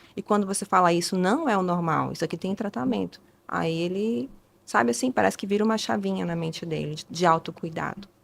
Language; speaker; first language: Portuguese; early bilingual, other home language; Spanish